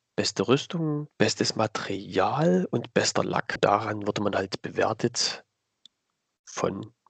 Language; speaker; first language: German; native; German